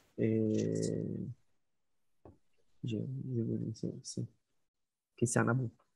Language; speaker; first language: French; non-native, learner; Spanish